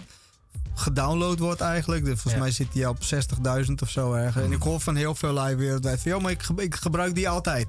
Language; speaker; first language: Dutch; native; Dutch